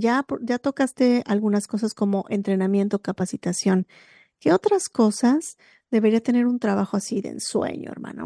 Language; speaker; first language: Spanish; native; Spanish